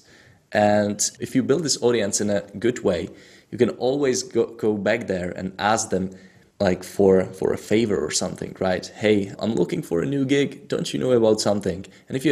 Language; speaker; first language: English; non-native, fluent; Czech